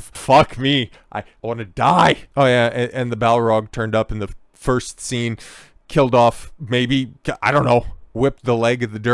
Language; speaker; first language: English; native; English